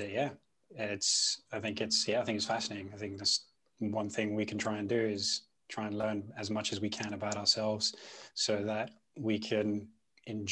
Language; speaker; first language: English; non-native, local second language; Punjabi